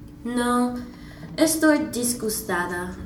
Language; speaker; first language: Spanish; non-native, learner; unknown